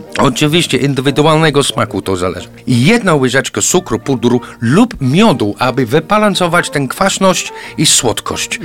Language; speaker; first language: Polish; non-native, fluent; English